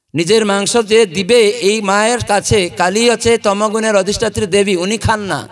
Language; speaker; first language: Bangla; non-native, fluent; Odia